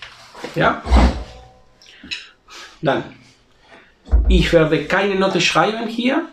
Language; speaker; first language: German; non-native, fluent; Spanish